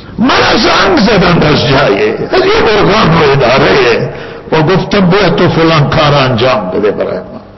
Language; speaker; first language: Persian; non-native, local second language; Baluchi